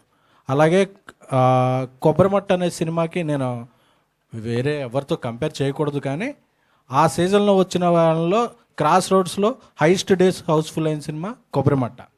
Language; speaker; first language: Telugu; native; Telugu